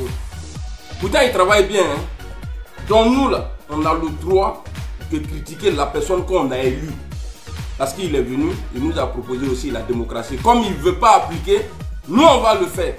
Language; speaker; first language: French; native; French